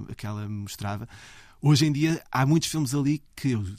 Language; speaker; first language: Portuguese; native; Portuguese